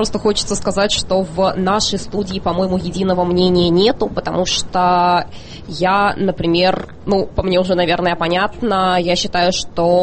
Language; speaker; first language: Russian; native; Russian